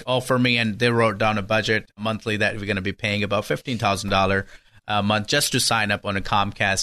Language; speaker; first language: English; non-native, local second language; Urdu